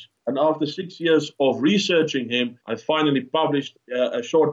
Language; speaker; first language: English; non-native, local second language; Afrikaans